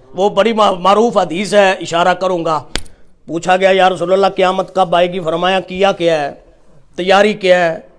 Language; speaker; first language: Urdu; non-native, local second language; Punjabi